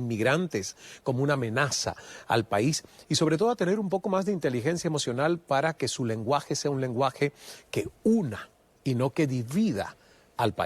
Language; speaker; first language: Spanish; native; Spanish